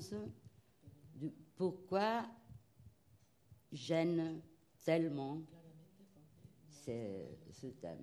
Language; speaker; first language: French; non-native, fluent; Spanish